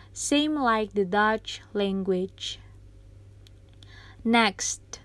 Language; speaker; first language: English; non-native, fluent; Indonesian